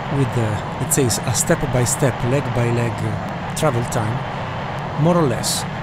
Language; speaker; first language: English; non-native, fluent; Italian